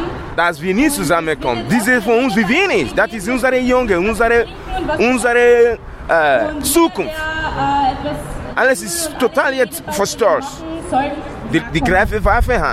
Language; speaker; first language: German; non-native, learner; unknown